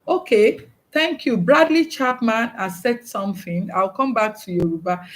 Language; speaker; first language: English; non-native, local second language; Yoruba